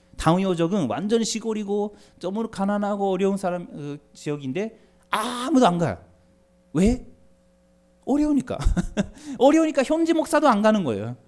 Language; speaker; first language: Korean; non-native, fluent; Japanese